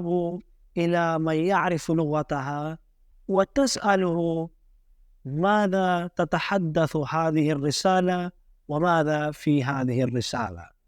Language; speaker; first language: Arabic; non-native, fluent; Urdu